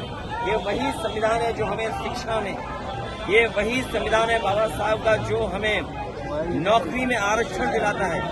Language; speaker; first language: Hindi; native; Hindi